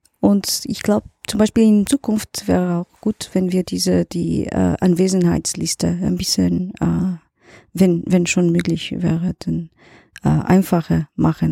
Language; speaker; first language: German; non-native, learner; Portuguese